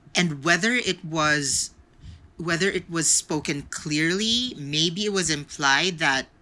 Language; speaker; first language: English; non-native, local second language; Filipino